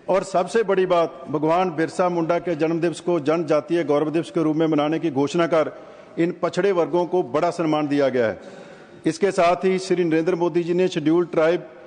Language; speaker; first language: Hindi; non-native, local second language; Punjabi